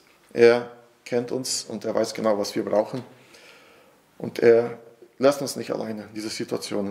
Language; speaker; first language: German; non-native, fluent; Portuguese